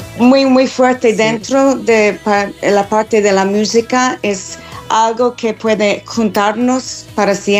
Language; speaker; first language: Spanish; non-native, fluent; English